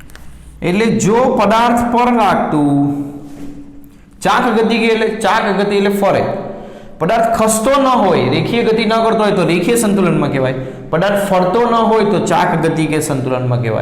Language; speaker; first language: Gujarati; native; Gujarati